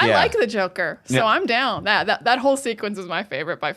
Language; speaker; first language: English; native; English